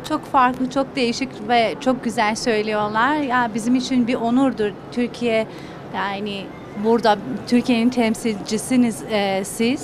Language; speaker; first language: Turkish; non-native, learner; Persian